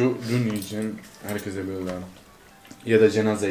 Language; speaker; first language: Turkish; non-native, learner; Arabic